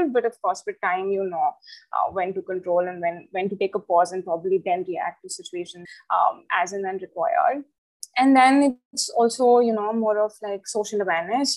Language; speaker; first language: English; non-native, local second language; Hindi